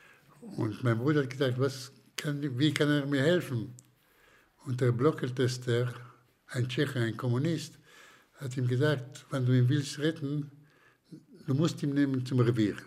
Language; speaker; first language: German; non-native, fluent; Slovak